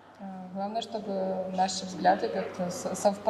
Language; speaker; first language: Russian; native; Russian